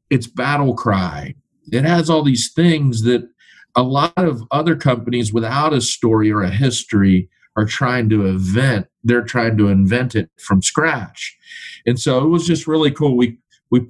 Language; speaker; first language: English; native; English